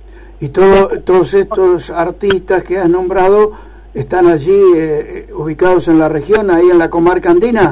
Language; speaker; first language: Spanish; native; Spanish